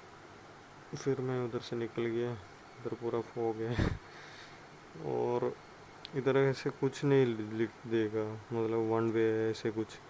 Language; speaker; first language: Hindi; non-native, local second language; Malayalam